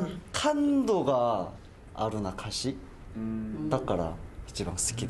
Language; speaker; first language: Japanese; non-native, learner; Korean